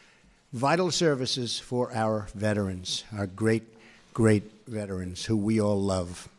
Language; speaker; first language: English; native; English